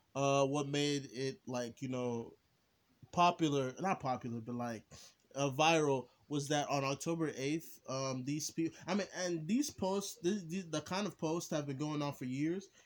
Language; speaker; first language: English; early bilingual, other home language; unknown